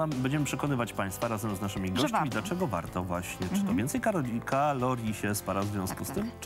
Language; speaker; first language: Polish; native; Polish